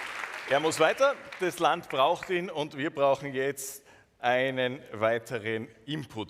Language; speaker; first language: German; native; German